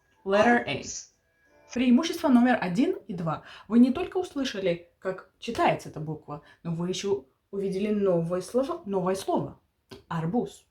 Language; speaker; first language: Russian; early bilingual, heritage; Russian